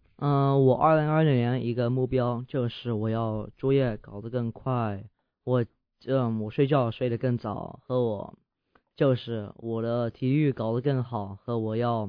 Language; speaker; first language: Chinese; early bilingual, heritage; English